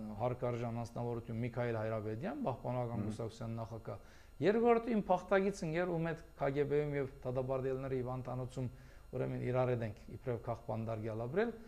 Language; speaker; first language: Armenian; early bilingual, heritage; Armenian